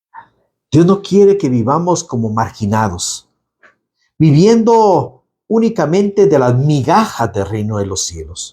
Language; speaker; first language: Spanish; native; Spanish